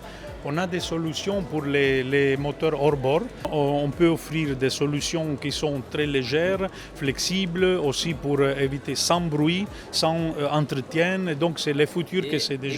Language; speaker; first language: French; non-native, fluent; Italian